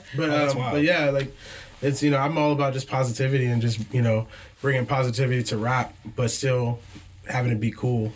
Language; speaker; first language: English; native; English